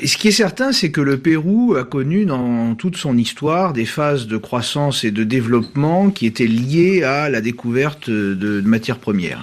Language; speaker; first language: French; native; French